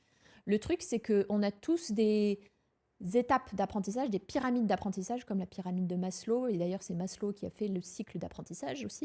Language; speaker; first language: French; native; French